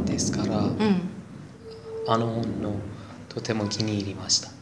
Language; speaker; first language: Japanese; non-native, learner; Persian